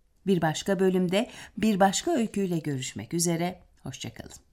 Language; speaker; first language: Turkish; native; Turkish